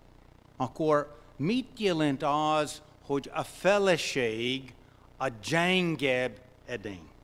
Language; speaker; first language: Hungarian; non-native, fluent; English